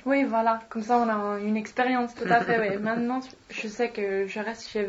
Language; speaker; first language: French; non-native, fluent; Swedish